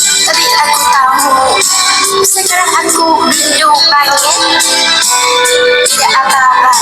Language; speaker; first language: Indonesian; non-native, learner; Vietnamese